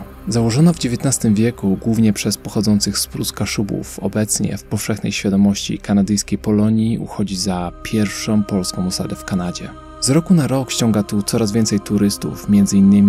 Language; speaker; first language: Polish; native; Polish